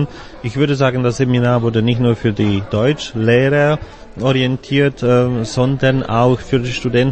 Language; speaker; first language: German; non-native, fluent; Slovak